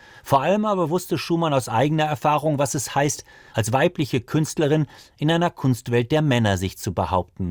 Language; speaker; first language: German; native; German